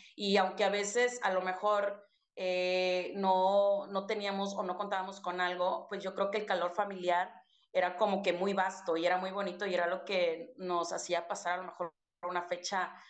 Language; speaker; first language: Spanish; native; Spanish